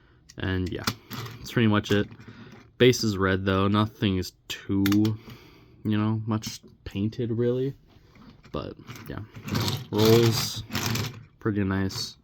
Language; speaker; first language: English; native; English